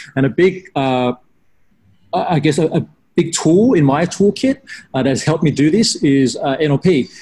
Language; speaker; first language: English; native; English